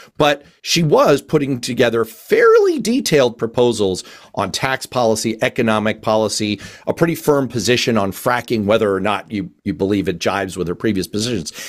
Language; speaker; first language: English; native; English